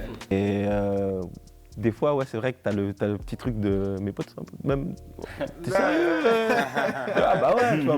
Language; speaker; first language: French; native; French